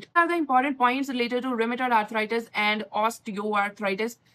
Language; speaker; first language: English; non-native, local second language; Punjabi